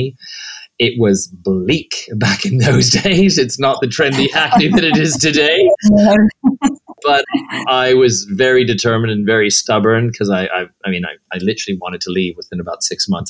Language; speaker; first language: English; native; English